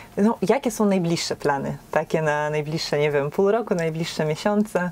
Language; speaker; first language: Polish; native; Polish